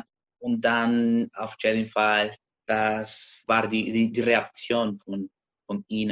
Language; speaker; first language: German; non-native, learner; Spanish